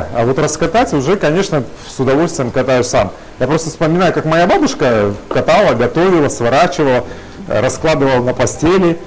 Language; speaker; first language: Russian; native; Russian